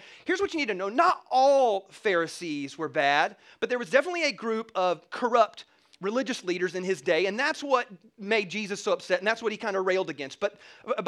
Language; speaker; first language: English; native; English